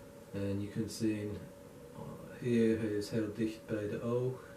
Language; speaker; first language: Dutch; non-native, learner; English